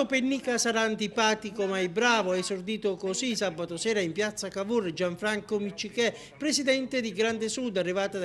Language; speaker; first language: Italian; native; Italian